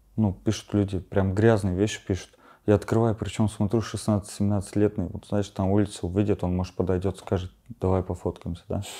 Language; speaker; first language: Russian; non-native, fluent; Armenian